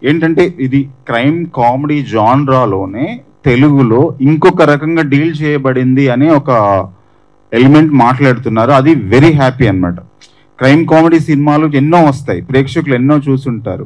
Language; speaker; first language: Telugu; native; Telugu